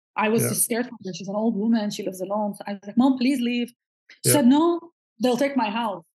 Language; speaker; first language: English; non-native, fluent; Arabic